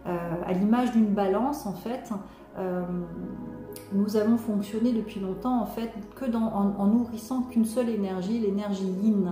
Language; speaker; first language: French; native; French